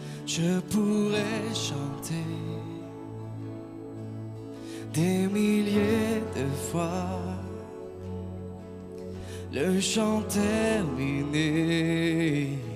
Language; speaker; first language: French; native; French